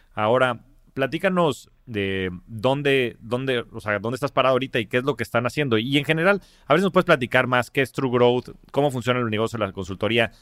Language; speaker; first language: Spanish; native; Spanish